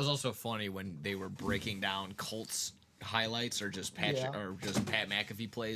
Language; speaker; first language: English; native; English